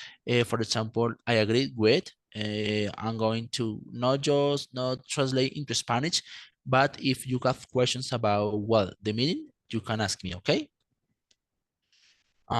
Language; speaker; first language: English; non-native, fluent; Spanish